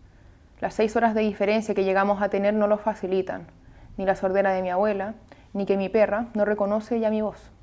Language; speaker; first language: Spanish; native; Spanish